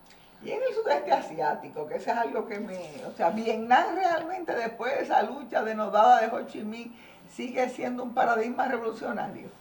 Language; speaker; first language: Spanish; native; Spanish